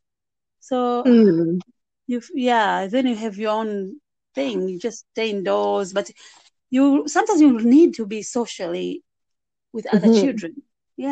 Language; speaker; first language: English; native; English